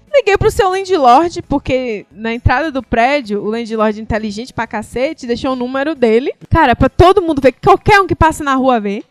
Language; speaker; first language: Portuguese; native; Portuguese